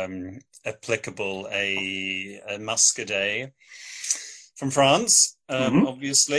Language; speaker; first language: English; native; English